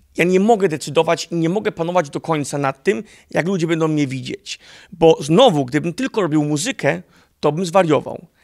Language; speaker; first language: Polish; early bilingual, heritage; Polish